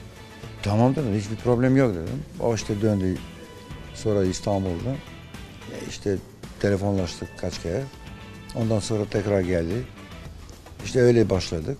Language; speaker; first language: Turkish; non-native, fluent; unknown